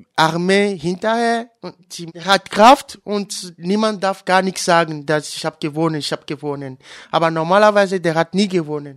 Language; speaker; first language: German; non-native, fluent; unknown